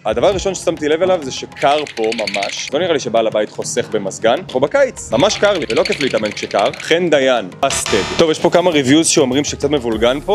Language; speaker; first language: Hebrew; native; Hebrew